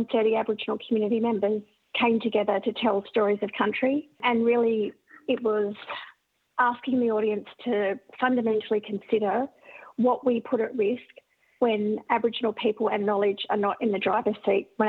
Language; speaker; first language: English; native; English